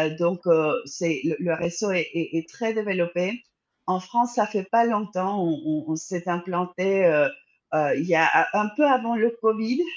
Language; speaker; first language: French; non-native, fluent; Spanish